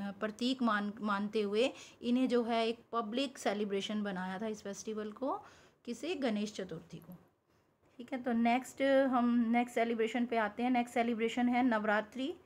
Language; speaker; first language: Hindi; non-native, local second language; Punjabi